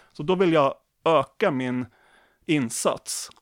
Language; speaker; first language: Swedish; native; Swedish